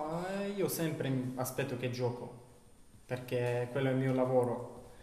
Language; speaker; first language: Italian; non-native, learner; Bulgarian